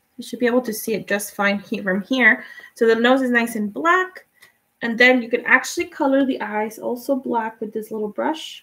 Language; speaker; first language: English; non-native, fluent; Spanish